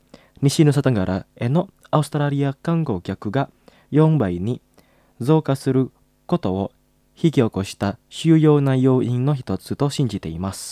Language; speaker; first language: Japanese; non-native, fluent; Indonesian